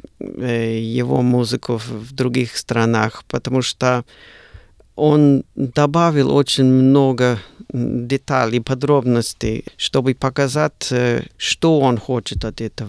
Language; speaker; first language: Russian; non-native, learner; English